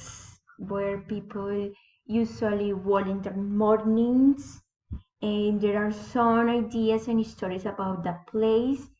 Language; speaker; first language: English; non-native, learner; Spanish